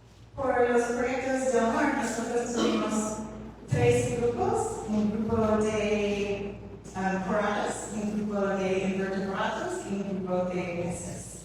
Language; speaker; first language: Spanish; non-native, learner; English